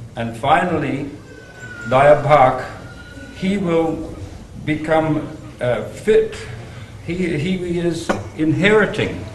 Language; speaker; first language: English; non-native, local second language; Bangla